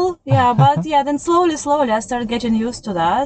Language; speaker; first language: English; non-native, fluent; Russian